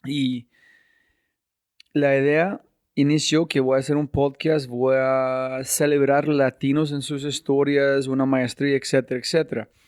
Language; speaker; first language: Spanish; non-native, fluent; English